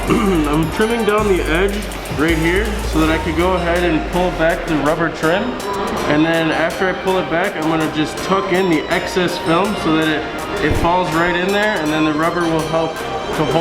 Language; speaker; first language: English; native; English